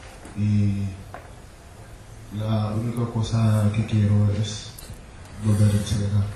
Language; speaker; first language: Spanish; non-native, learner; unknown